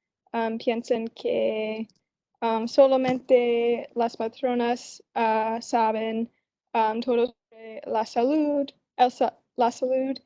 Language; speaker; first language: Spanish; non-native, learner; English